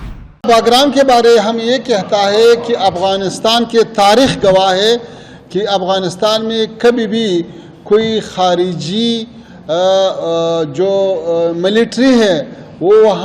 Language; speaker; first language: Hindi; non-native, learner; Pashto